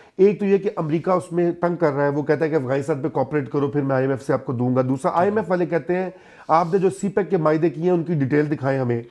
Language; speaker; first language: Urdu; non-native, local second language; Punjabi